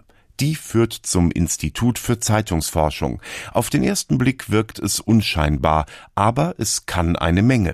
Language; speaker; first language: German; native; German